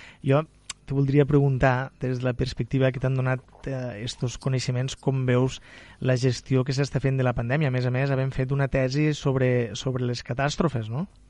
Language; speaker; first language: Catalan; native; Catalan